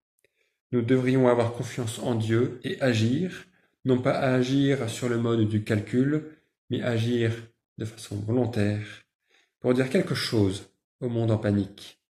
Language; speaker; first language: French; native; French